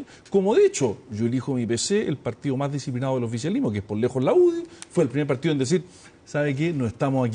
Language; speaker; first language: Spanish; native; Spanish